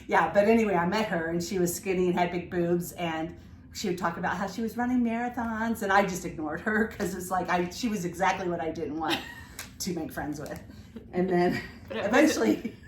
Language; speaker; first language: English; native; English